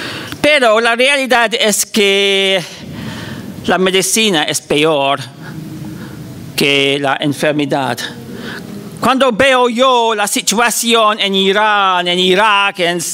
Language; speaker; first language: Spanish; non-native, fluent; English